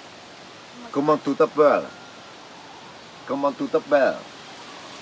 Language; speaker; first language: French; non-native, learner; Vietnamese